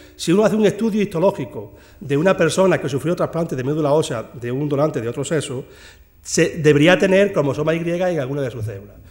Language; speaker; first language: Spanish; native; Spanish